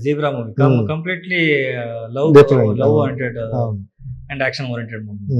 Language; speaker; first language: Telugu; non-native, local second language; Kannada